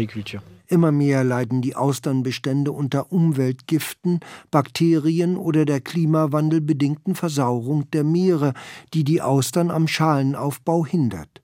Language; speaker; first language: German; native; German